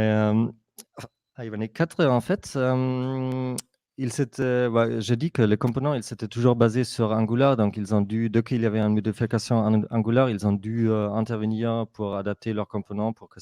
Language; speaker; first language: French; non-native, fluent; German